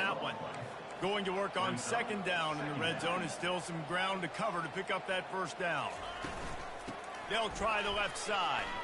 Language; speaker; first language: English; native; English